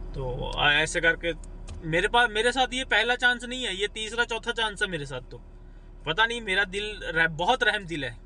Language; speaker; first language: Hindi; non-native, local second language; Punjabi